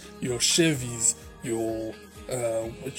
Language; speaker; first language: English; non-native, local second language; Shona